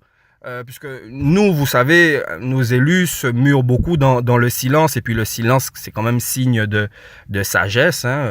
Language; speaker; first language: French; non-native, local second language; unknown